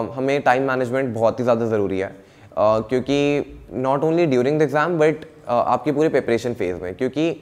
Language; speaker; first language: Hindi; native; Hindi